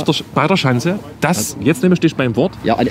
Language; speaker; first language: German; native; German